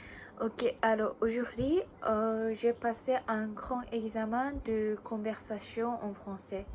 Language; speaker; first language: French; non-native, learner; Japanese